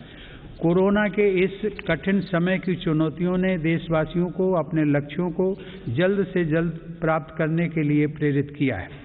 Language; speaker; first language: Hindi; native; Hindi